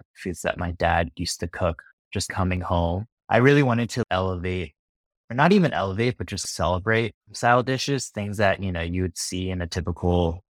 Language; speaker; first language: English; native; English